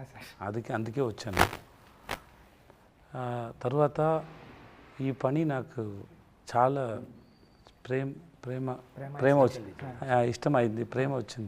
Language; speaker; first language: Telugu; non-native, learner; Tamil